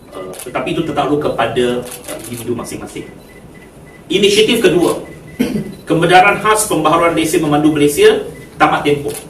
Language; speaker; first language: Malay; non-native, local second language; Chinese